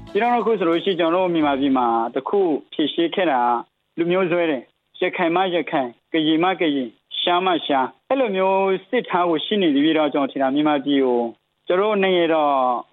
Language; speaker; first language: Burmese; non-native, local second language; S'gaw Karen